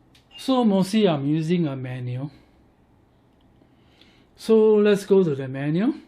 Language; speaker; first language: English; non-native, learner; Chinese